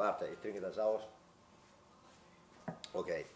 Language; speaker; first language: German; non-native, fluent; Italian